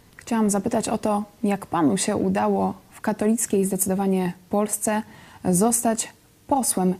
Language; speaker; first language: Polish; native; Polish